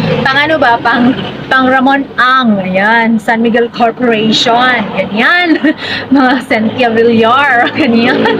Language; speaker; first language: Filipino; non-native, local second language; Cebuano